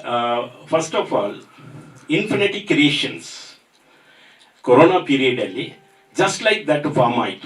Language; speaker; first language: Kannada; non-native, fluent; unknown